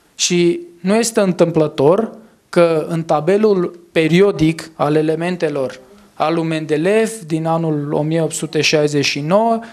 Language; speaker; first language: Romanian; non-native, fluent; Armenian